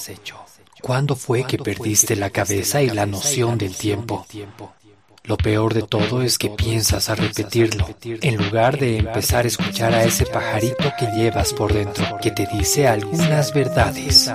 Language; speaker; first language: Spanish; native; Spanish